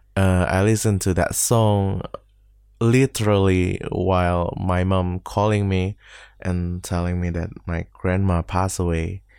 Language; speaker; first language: English; non-native, fluent; Indonesian